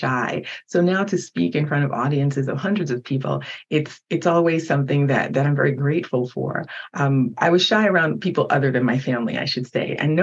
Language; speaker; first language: English; early bilingual, other home language; Haitian Creole